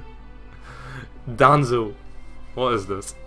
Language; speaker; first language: English; native; English